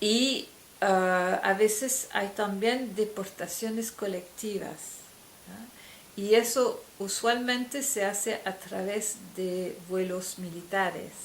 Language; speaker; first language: Spanish; non-native, fluent; French